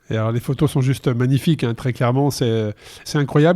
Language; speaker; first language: French; native; French